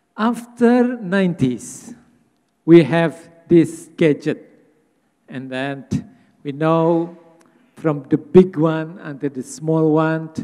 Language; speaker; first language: English; non-native, fluent; Indonesian